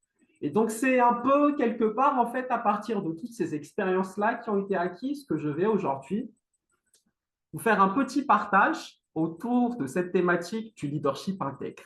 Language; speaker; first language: French; non-native, local second language; Malagasy